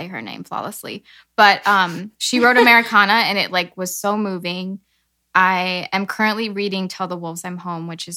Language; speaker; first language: English; native; English